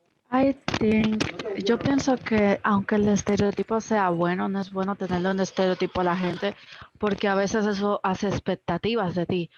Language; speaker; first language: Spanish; early bilingual, heritage; Spanish